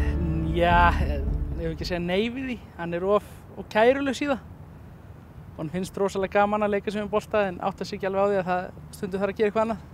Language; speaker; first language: Icelandic; native; Icelandic